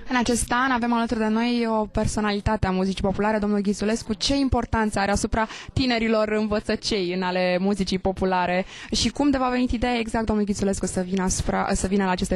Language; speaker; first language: Romanian; native; Romanian